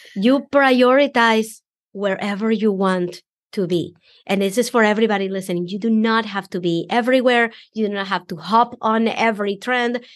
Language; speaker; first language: English; non-native, fluent; Spanish